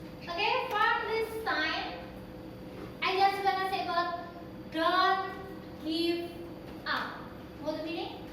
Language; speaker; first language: English; non-native, learner; Indonesian